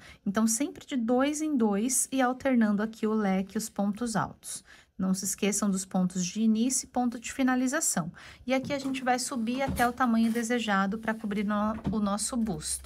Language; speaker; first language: Portuguese; native; Portuguese